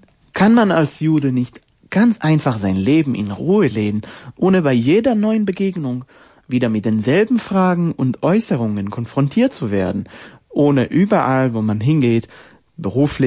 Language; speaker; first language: German; non-native, fluent; Hebrew